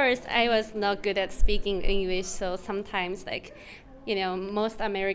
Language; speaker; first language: English; non-native, fluent; Japanese